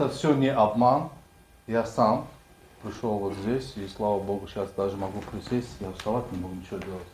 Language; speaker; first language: Russian; non-native, fluent; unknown